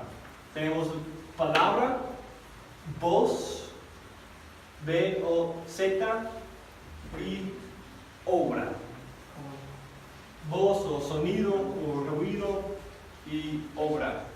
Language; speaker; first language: Spanish; non-native, fluent; English